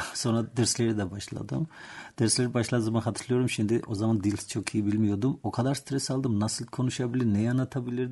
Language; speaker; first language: Turkish; non-native, learner; Georgian